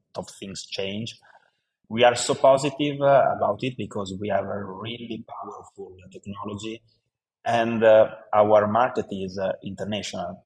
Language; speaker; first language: English; non-native, fluent; Italian